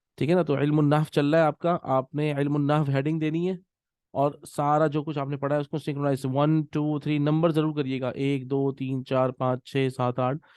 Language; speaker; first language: Urdu; native; Urdu